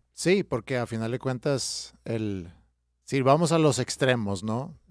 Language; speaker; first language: Spanish; non-native, fluent; Swedish